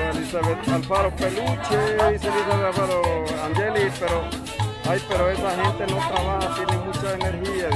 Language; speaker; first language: Spanish; native; Spanish